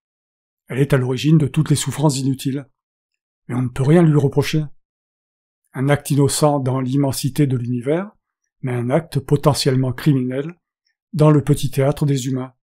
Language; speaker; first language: French; native; French